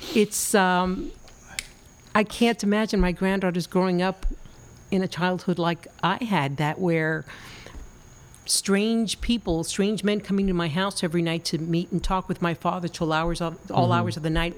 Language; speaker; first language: English; early bilingual, other home language; Spanish